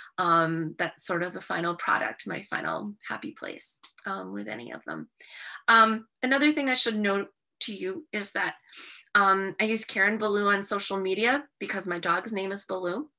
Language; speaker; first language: English; native; English